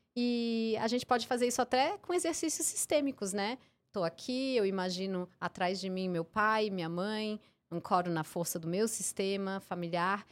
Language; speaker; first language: Portuguese; early bilingual, heritage; English